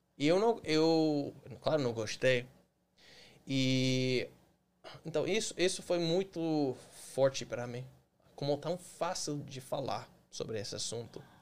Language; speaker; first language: Portuguese; non-native, fluent; English